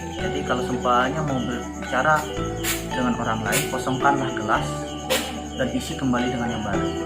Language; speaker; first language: Indonesian; non-native, local second language; Balinese